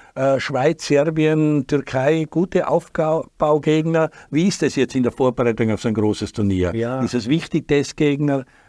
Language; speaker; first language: German; native; German